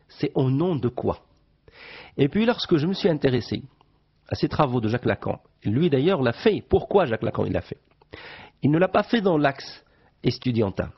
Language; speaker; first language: French; non-native, local second language; Arabic